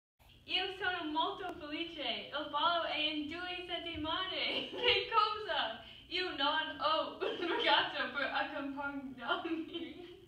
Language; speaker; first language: Italian; non-native, learner; English